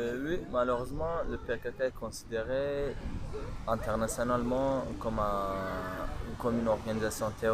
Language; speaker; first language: French; non-native, local second language; Kurdish